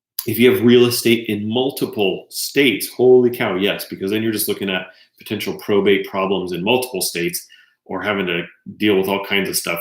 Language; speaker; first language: English; native; English